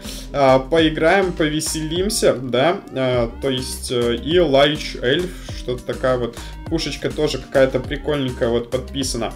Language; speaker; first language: Russian; native; Russian